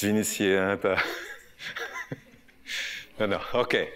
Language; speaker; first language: Russian; non-native, learner; French